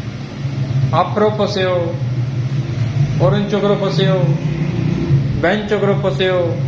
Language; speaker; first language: Korean; non-native, fluent; Punjabi